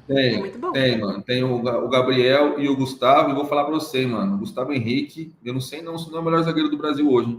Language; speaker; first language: Portuguese; native; Portuguese